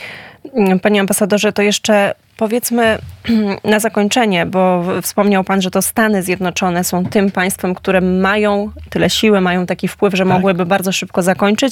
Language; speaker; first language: Polish; native; Polish